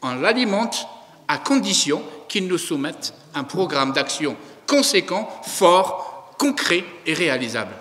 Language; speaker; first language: French; non-native, local second language; Arabic